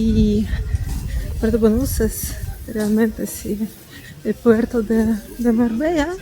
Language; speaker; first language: Spanish; non-native, fluent; Russian